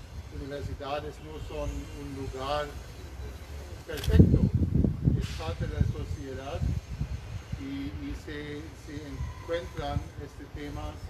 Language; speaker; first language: Spanish; non-native, learner; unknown